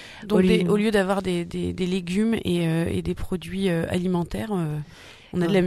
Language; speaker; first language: French; native; French